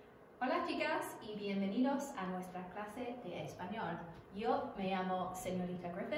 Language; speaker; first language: Spanish; non-native, fluent; English